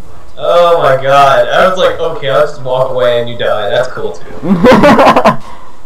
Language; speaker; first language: English; native; English